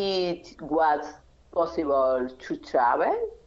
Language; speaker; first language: English; non-native, learner; Spanish